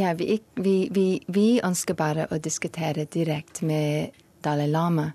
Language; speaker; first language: Norwegian; non-native, learner; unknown